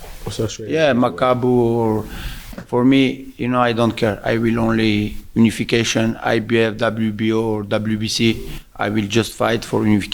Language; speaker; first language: English; non-native, learner; French